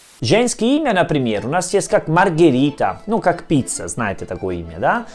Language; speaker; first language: Russian; non-native, learner; Italian